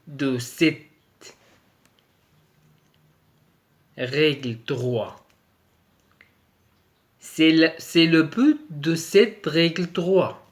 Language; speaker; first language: French; native; French